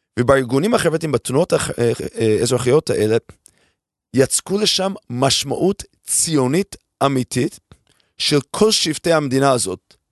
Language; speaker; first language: Hebrew; non-native, fluent; English